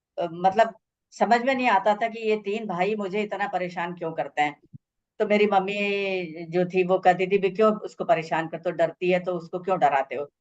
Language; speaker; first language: Hindi; native; Hindi